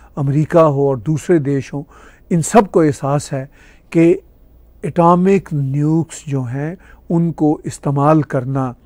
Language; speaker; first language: Urdu; non-native, local second language; Punjabi